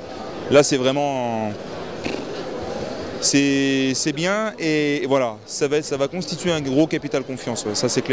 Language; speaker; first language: French; native; French